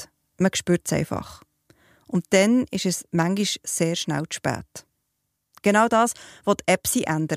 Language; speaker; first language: German; native; German